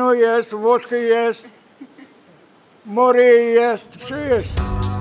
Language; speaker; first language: Russian; non-native, local second language; Azerbaijani